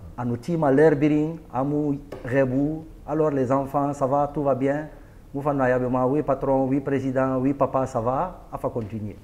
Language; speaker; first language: French; non-native, local second language; Arabic